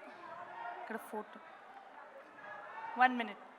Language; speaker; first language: Telugu; non-native, local second language; Hindi